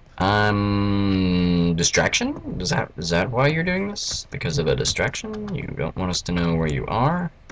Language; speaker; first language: English; native; English